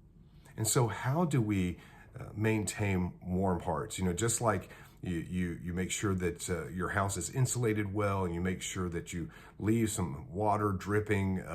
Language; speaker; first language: English; native; English